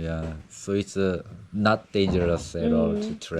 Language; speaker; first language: English; non-native, learner; Korean